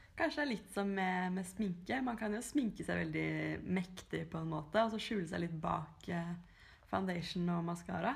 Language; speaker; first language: Norwegian; native; Norwegian